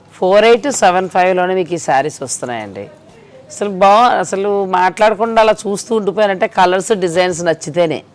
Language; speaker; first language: Telugu; native; Telugu